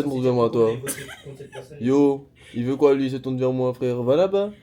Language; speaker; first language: French; native; French